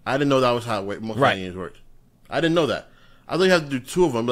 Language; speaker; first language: English; native; English